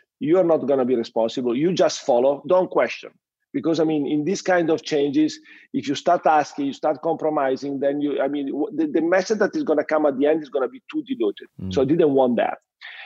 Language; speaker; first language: English; non-native, fluent; Italian